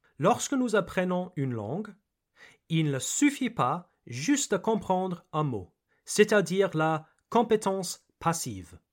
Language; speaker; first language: French; non-native, fluent; English